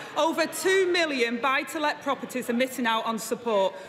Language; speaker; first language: English; native; English